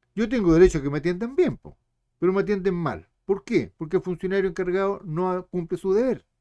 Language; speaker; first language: Spanish; native; Spanish